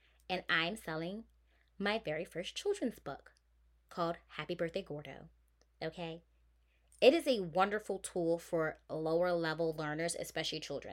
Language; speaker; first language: English; native; English